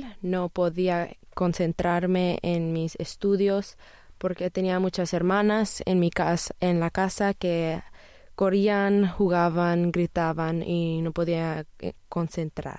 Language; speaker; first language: Spanish; early bilingual, heritage; Spanish